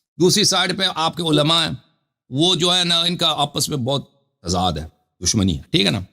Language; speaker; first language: Urdu; native; Urdu